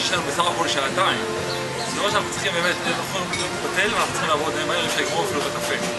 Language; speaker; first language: Hebrew; native; Hebrew